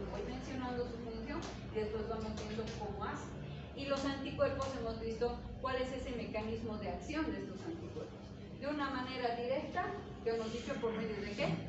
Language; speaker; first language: Spanish; native; Spanish